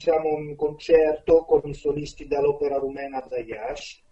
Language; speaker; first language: Italian; non-native, fluent; Romanian